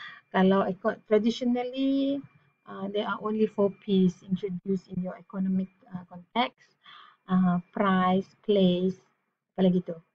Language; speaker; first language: English; non-native, local second language; Malay